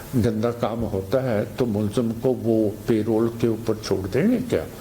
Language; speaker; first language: Hindi; non-native, local second language; Punjabi